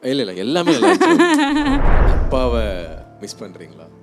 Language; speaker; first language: Tamil; native; Tamil